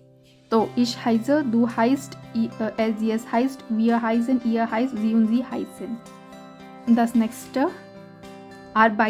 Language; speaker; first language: German; non-native, fluent; Hindi